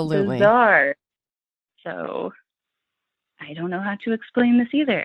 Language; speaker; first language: English; native; English